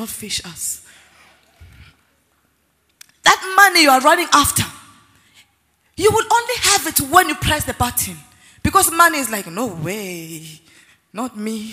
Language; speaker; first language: English; non-native, local second language; Zulu